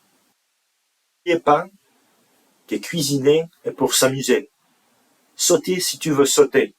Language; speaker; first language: French; non-native, learner; English